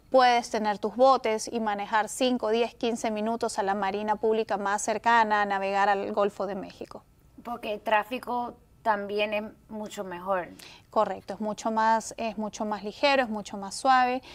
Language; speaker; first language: Spanish; native; Spanish